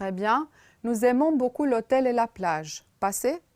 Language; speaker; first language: French; non-native, fluent; Romanian